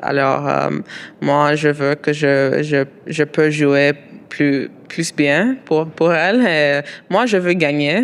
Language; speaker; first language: French; non-native, local second language; English